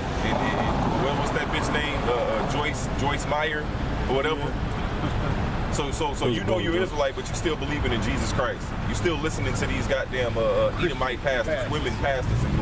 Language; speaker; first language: English; native; English